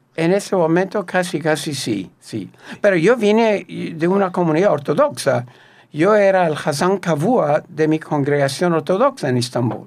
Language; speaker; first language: Spanish; non-native, fluent; Turkish